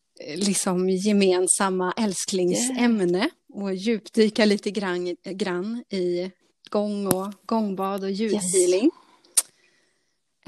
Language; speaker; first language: Swedish; native; Swedish